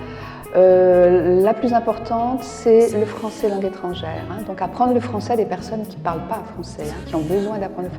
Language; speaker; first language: French; native; French